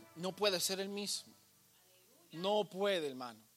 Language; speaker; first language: Spanish; native; Spanish